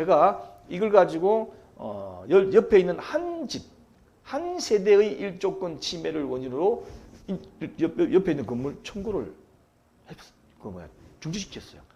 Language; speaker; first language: Korean; native; Korean